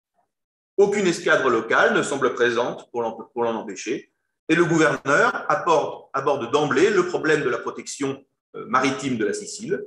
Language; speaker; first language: French; native; French